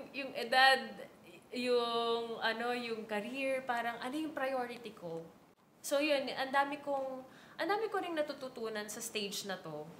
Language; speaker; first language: Filipino; native; Filipino